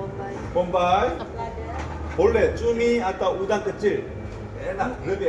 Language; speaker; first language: Indonesian; non-native, learner; Korean